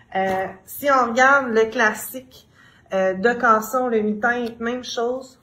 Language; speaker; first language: French; native; French